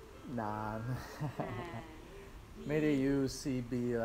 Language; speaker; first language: Thai; non-native, learner; English